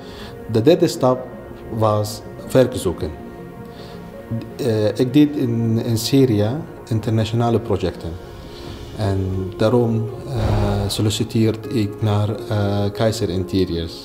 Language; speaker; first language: Dutch; non-native, learner; Arabic